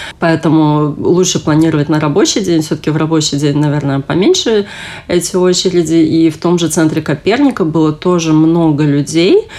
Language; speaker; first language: Russian; native; Russian